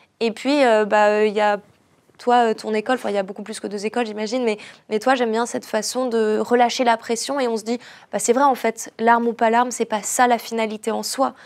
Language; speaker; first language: French; native; French